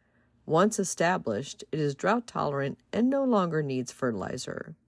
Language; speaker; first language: English; native; English